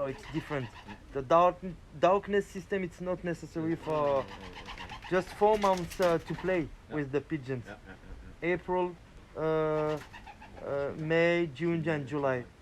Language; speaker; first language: English; non-native, learner; French